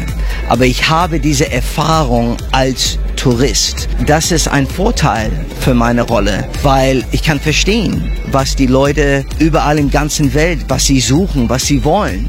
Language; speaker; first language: German; non-native, fluent; English